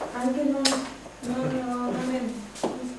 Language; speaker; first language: Italian; non-native, learner; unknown